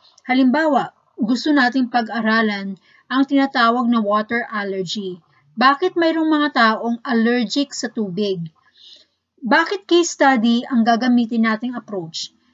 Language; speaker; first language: Filipino; native; Filipino